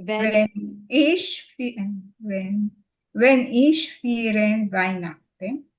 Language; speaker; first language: German; non-native, learner; Filipino